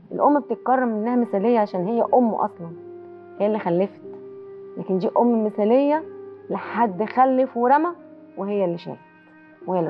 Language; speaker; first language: Arabic; native; Arabic